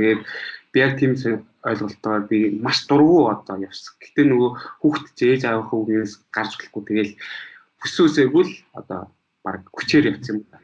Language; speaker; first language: Mongolian; early bilingual, heritage; Mongolian